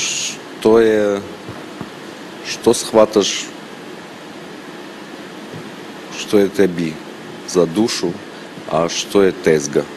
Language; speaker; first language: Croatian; non-native, fluent; Armenian